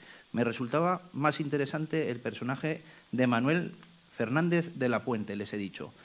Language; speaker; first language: Spanish; native; Spanish